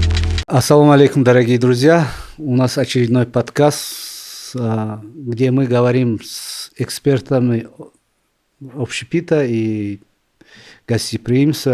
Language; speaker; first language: Russian; non-native, local second language; Tajik